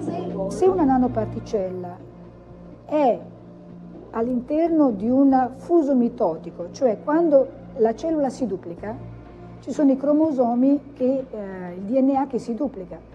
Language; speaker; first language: Italian; native; Italian